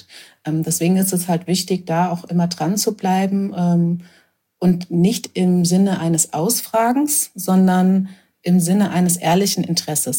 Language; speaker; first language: German; native; German